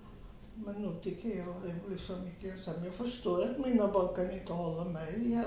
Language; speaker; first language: Swedish; non-native, fluent; Portuguese